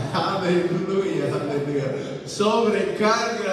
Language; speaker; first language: Portuguese; non-native, learner; English